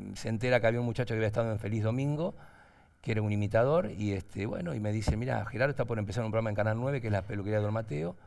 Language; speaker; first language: Spanish; native; Spanish